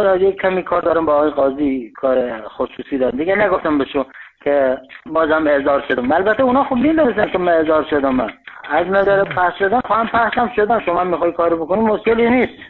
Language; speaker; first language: Persian; non-native, local second language; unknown